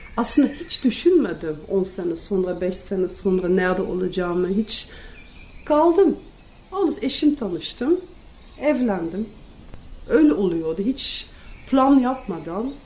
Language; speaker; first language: Turkish; non-native, fluent; Dutch